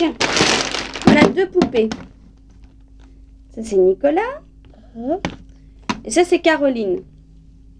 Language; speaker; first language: French; native; French